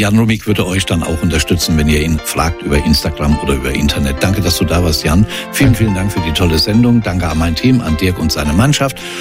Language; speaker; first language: German; native; German